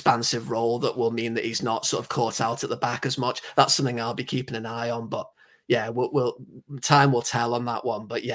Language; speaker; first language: English; native; English